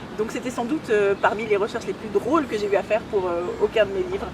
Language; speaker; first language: French; native; French